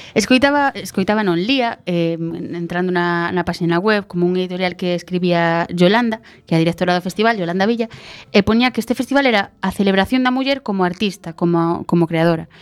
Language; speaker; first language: Galician; non-native, local second language; Spanish